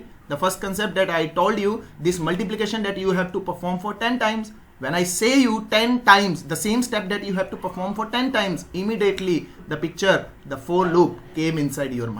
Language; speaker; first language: English; non-native, local second language; Hindi